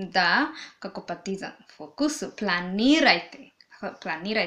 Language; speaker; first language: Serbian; non-native, learner; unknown